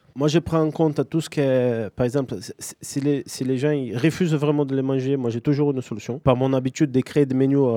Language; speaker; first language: French; non-native, fluent; Portuguese